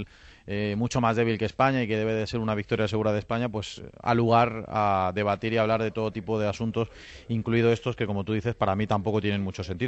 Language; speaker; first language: Spanish; native; Spanish